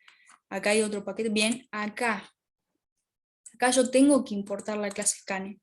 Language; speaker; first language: Spanish; native; Spanish